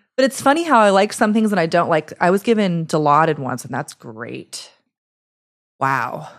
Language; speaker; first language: English; early bilingual, other home language; Italian